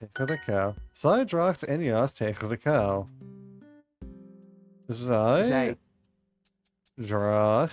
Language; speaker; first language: Dutch; non-native, learner; English